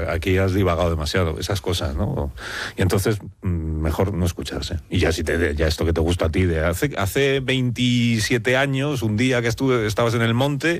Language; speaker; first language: Spanish; native; Spanish